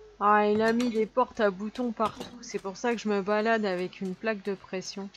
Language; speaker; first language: French; native; French